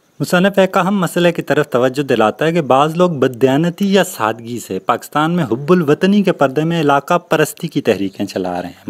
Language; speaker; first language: Urdu; non-native, local second language; Northern Hindko